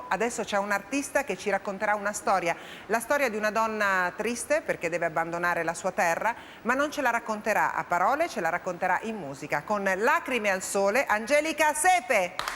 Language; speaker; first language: Italian; native; Italian